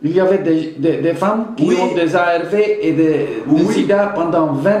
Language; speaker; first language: French; non-native, fluent; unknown